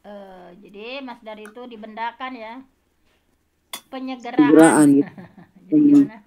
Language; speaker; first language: Indonesian; native; Indonesian